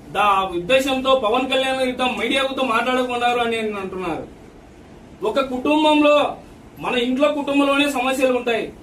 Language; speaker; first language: Telugu; native; Telugu